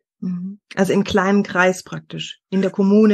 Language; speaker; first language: German; native; German